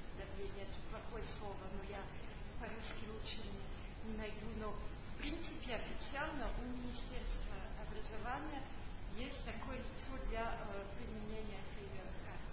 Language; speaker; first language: Russian; non-native, fluent; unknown